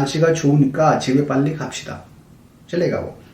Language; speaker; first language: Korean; non-native, fluent; Hindi